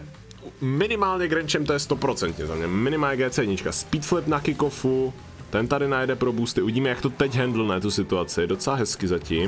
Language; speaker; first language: Czech; native; Czech